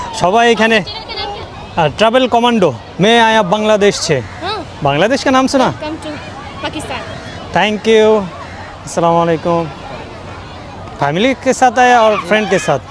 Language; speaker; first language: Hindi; non-native, learner; Bangla